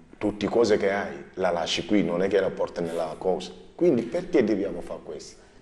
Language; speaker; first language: Italian; non-native, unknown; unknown